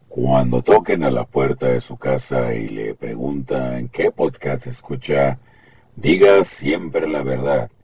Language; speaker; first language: Spanish; native; Spanish